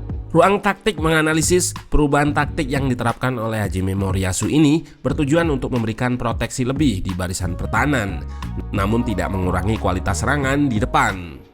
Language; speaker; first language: Indonesian; native; Indonesian